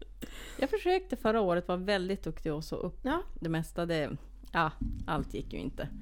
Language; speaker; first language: Swedish; native; Swedish